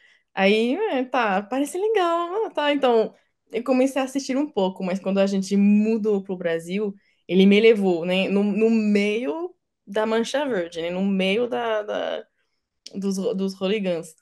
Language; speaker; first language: Portuguese; non-native, fluent; French